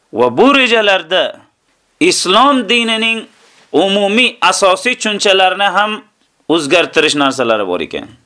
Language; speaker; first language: Uzbek; native; Uzbek